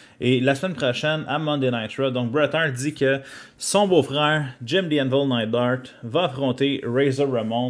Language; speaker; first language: French; native; French